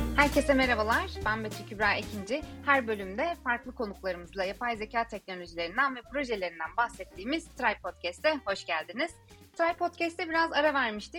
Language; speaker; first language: Turkish; native; Turkish